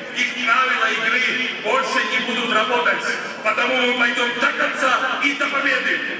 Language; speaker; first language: Russian; non-native, local second language; Georgian